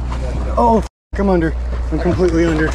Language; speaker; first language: English; native; English